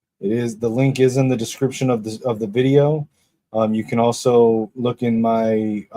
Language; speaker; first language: English; native; English